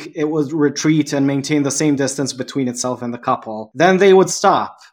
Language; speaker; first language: English; non-native, fluent; Serbian